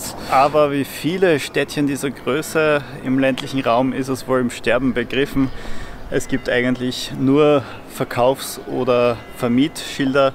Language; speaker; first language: German; native; German